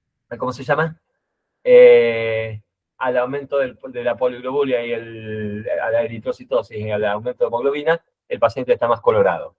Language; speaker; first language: Spanish; native; Spanish